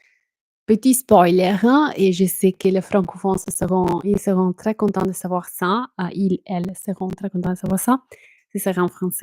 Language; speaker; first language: French; non-native, fluent; Italian